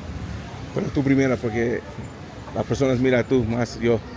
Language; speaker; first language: Spanish; non-native, learner; English